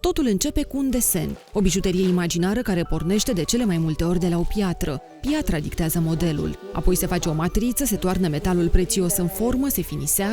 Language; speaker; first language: Romanian; native; Romanian